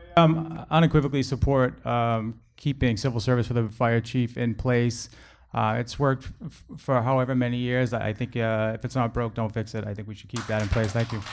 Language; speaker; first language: English; native; English